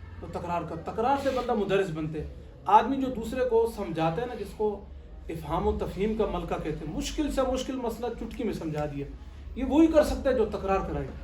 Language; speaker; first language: Urdu; non-native, local second language; Pashto